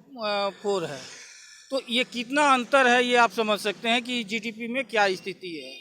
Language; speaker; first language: Hindi; native; Hindi